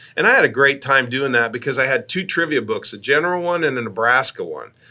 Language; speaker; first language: English; native; English